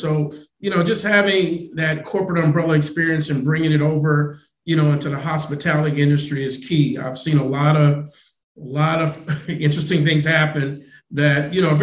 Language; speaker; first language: English; native; English